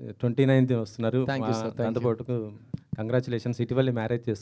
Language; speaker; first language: Telugu; native; Telugu